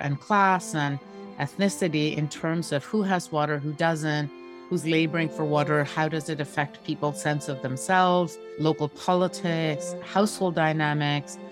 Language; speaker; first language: English; non-native, local second language; Bangla